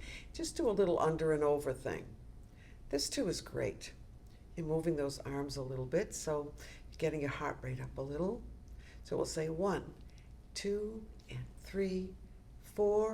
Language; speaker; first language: English; native; English